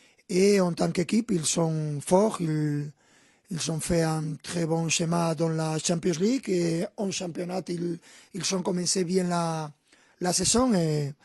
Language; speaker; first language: French; non-native, fluent; Spanish